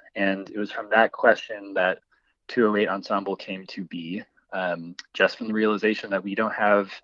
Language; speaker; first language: English; native; English